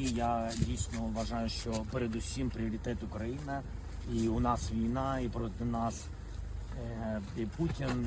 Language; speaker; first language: Ukrainian; non-native, local second language; Russian